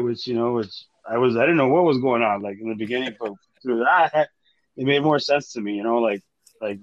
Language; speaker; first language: English; native; English